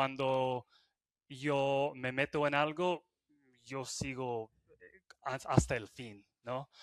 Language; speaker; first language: Spanish; non-native, fluent; English